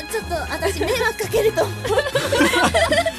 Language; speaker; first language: Japanese; native; Japanese